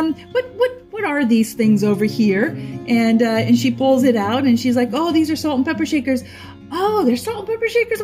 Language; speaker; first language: English; non-native, fluent; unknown